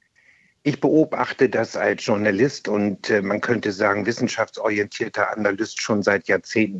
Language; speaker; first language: German; native; German